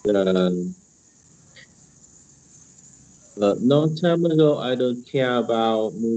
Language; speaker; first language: English; non-native, learner; Vietnamese